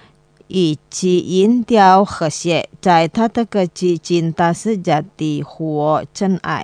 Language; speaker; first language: Chinese; non-native, learner; Indonesian